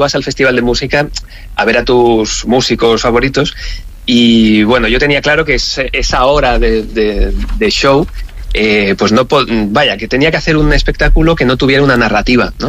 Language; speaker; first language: Spanish; native; Spanish